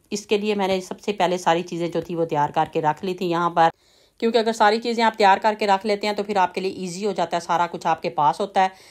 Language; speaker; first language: Urdu; native; Urdu